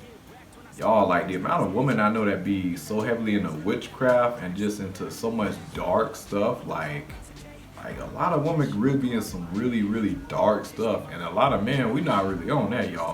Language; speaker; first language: English; native; English